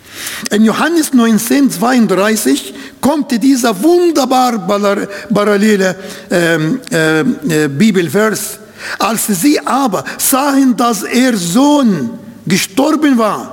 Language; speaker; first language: German; non-native, fluent; Arabic